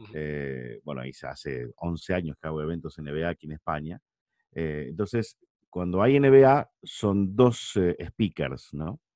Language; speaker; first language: Spanish; native; Spanish